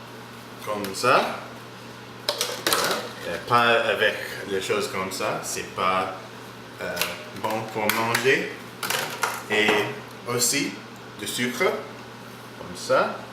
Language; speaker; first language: French; non-native, learner; English